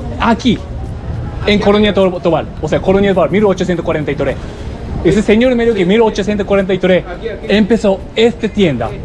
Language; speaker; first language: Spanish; non-native, learner; Japanese